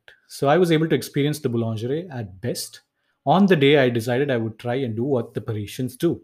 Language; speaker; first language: English; non-native, local second language; Tamil